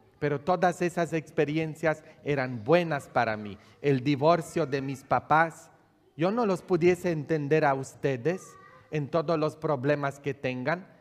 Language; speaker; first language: Spanish; non-native, fluent; Polish